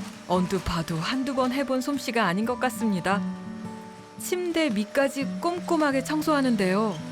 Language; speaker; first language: Korean; native; Korean